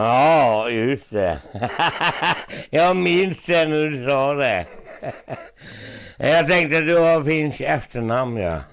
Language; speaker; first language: Swedish; non-native, local second language; Finnish